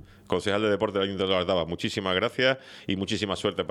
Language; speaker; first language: Spanish; native; Spanish